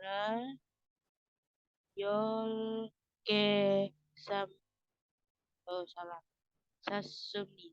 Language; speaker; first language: Korean; non-native, learner; Indonesian